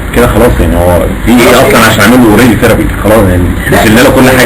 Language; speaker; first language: Arabic; native; Arabic